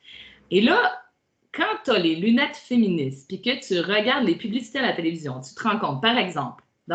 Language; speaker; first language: French; native; French